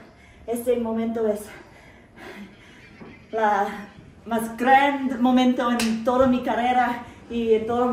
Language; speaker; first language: Spanish; non-native, learner; English